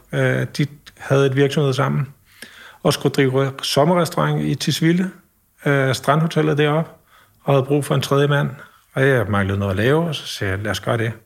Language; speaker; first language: Danish; native; Danish